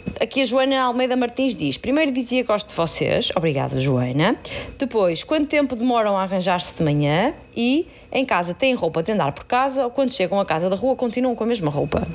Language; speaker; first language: Portuguese; native; Portuguese